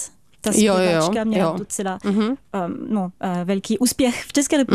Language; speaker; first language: Czech; non-native, fluent; French